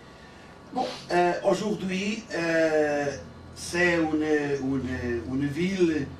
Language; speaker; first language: French; non-native, learner; Portuguese